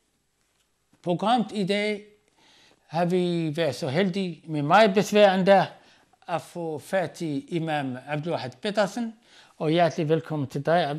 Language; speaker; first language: Danish; non-native, fluent; Arabic